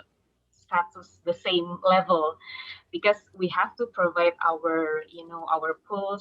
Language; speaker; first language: English; non-native, fluent; Indonesian